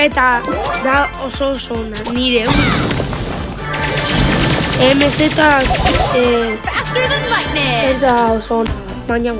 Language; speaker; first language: Basque; non-native, local second language; Spanish